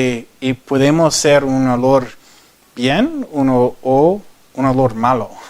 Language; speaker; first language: Spanish; non-native, learner; English